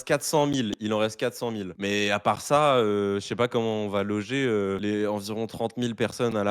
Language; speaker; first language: French; native; French